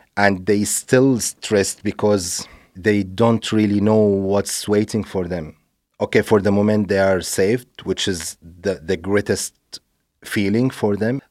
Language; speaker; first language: English; non-native, fluent; Arabic